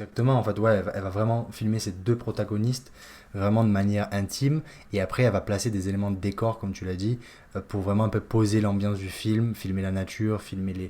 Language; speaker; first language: French; native; French